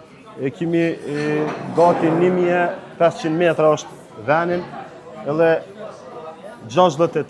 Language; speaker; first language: Albanian; early bilingual, heritage; Albanian